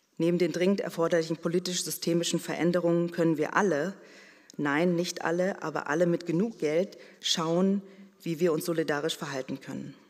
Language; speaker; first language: German; early bilingual, other home language; Korean